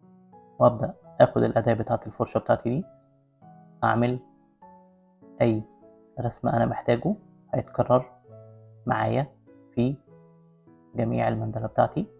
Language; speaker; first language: Arabic; native; Arabic